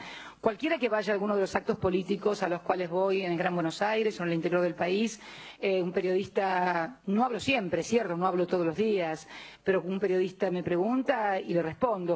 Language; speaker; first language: Spanish; native; Spanish